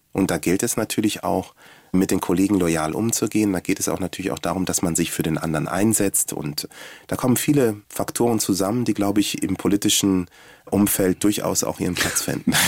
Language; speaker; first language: German; early bilingual, other home language; Swahili